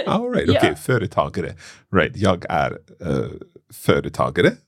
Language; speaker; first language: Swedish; non-native, learner; English